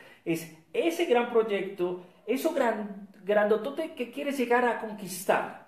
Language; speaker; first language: Spanish; native; Spanish